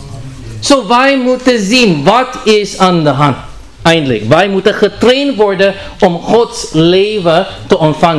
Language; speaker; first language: Dutch; non-native, learner; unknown